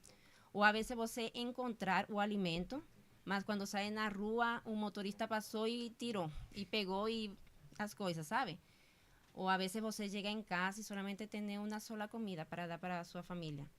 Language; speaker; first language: Portuguese; non-native, fluent; Spanish